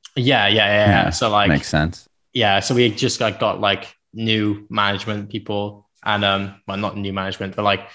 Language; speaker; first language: English; native; English